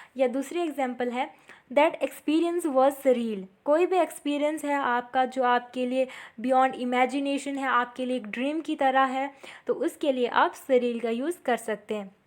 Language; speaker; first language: Hindi; native; Hindi